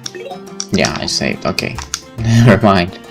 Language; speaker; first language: English; non-native, fluent; Polish